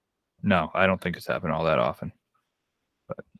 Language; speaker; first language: English; native; English